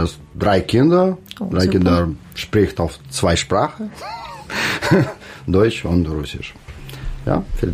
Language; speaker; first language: German; non-native, learner; Russian